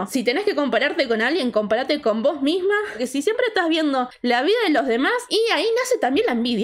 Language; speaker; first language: Spanish; native; Spanish